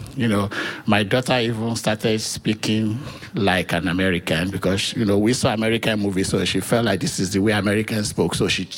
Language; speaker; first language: English; non-native, local second language; Yoruba